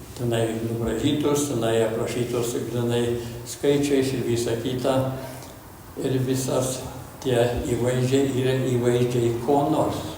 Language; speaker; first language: Lithuanian; early bilingual, heritage; Lithuanian